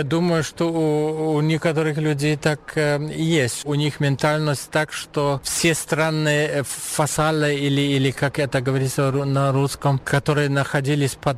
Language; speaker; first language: Russian; non-native, fluent; German